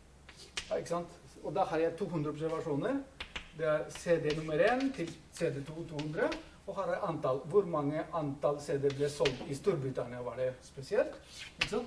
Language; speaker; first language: Norwegian; non-native, fluent; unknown